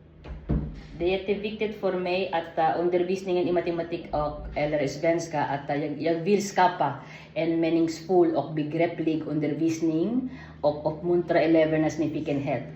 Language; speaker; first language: Swedish; non-native, learner; Filipino